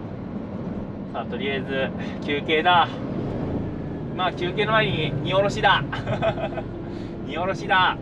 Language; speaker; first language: Japanese; native; Japanese